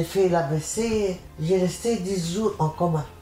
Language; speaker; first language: French; non-native, learner; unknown